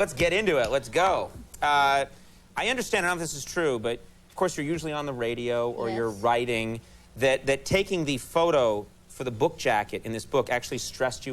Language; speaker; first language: English; native; English